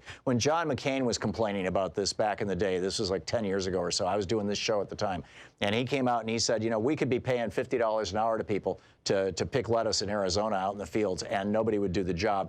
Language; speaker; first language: English; native; English